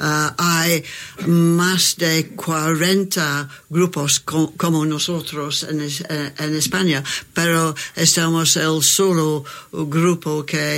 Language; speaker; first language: Spanish; non-native, learner; English